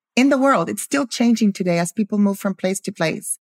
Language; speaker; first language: English; early bilingual, other home language; Spanish